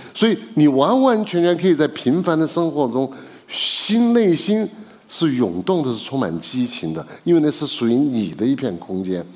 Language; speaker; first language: Chinese; native; Chinese